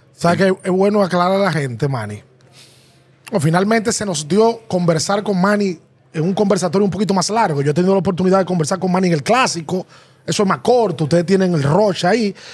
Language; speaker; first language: Spanish; native; Spanish